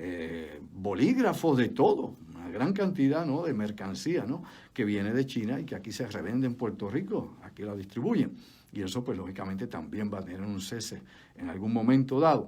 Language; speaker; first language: Spanish; native; Spanish